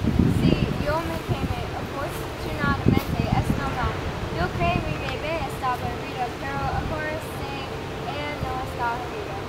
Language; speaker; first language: Spanish; non-native, learner; English